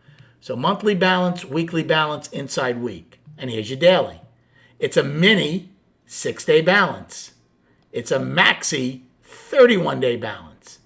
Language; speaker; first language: English; native; English